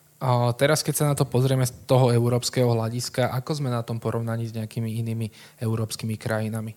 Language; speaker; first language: Slovak; native; Slovak